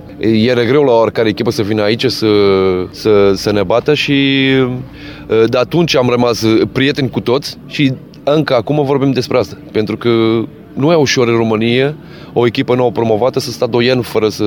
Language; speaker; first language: Romanian; non-native, fluent; Portuguese